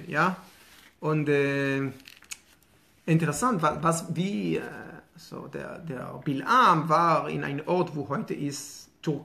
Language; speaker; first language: German; non-native, fluent; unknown